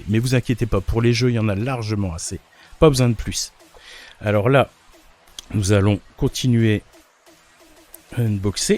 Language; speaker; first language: French; native; French